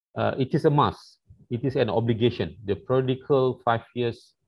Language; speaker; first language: English; non-native, local second language; Malay